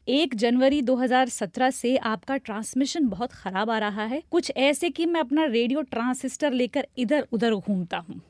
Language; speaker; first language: Hindi; native; Hindi